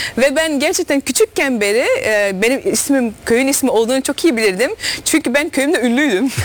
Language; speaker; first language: Turkish; early bilingual, heritage; Dutch